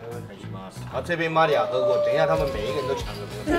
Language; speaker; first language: Chinese; native; Chinese